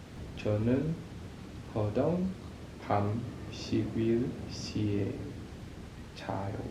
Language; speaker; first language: Korean; non-native, learner; Nyanja